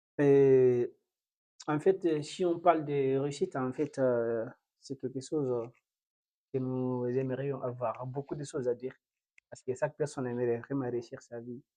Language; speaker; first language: French; non-native, local second language; Fula